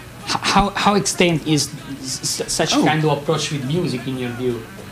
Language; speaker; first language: English; non-native, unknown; Italian